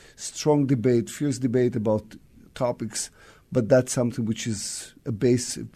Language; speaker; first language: English; non-native, fluent; Russian